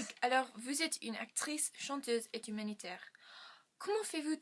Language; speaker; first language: French; non-native, learner; English